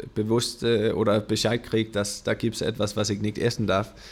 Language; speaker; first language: German; non-native, fluent; Danish